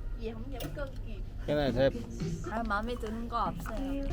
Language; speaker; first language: Korean; non-native, learner; Vietnamese